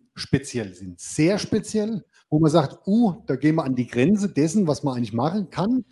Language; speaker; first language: German; native; German